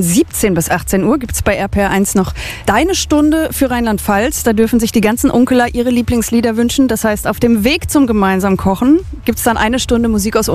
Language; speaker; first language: German; native; German